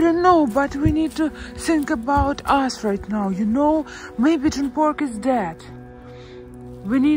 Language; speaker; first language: English; non-native, learner; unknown